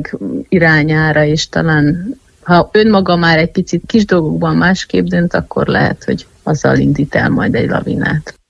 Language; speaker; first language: Hungarian; native; Hungarian